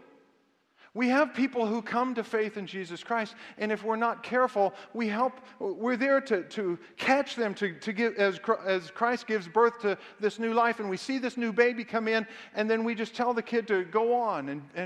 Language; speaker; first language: English; native; English